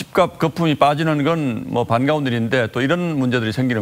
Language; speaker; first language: Korean; native; Korean